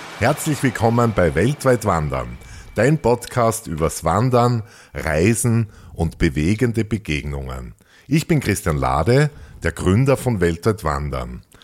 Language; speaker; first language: German; native; German